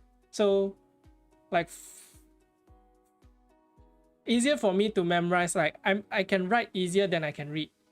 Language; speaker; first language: English; non-native, fluent; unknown